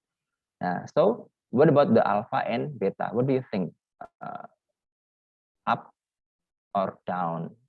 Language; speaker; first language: English; non-native, learner; Indonesian